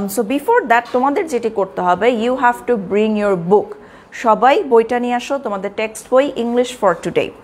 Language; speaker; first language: English; non-native, local second language; Bangla